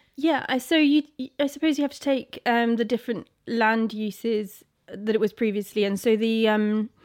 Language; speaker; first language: English; native; English